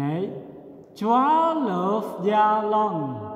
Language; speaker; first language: Dutch; non-native, fluent; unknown